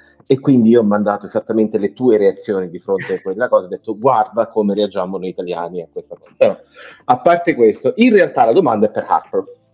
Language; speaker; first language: Italian; native; Italian